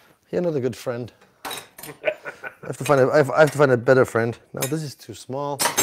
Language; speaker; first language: English; non-native, fluent; German